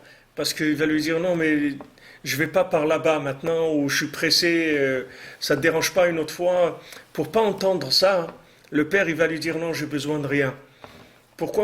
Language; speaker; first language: French; native; French